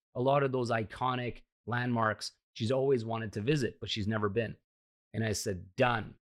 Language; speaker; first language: English; early bilingual, heritage; Hungarian